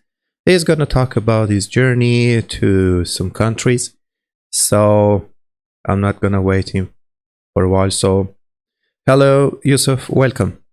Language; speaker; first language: English; non-native, learner; Persian